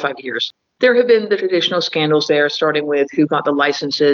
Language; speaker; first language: English; native; English